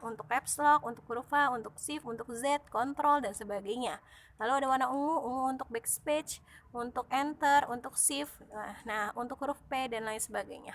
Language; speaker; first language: Indonesian; native; Indonesian